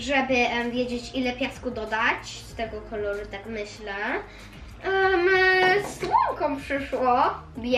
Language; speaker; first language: Polish; early bilingual, heritage; Polish